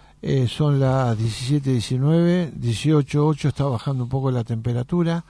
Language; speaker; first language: Spanish; native; Spanish